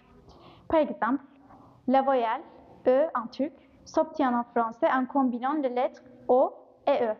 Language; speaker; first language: French; non-native, fluent; Turkish